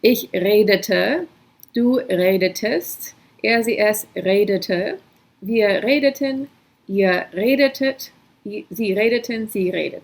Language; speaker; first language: German; non-native, fluent; English